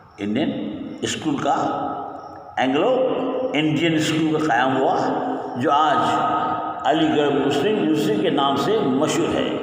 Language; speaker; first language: Urdu; native; Urdu